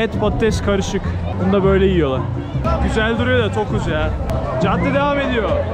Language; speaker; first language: Turkish; native; Turkish